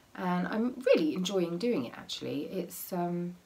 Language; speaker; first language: English; native; English